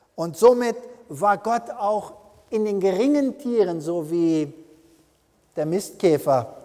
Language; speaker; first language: German; early bilingual, heritage; German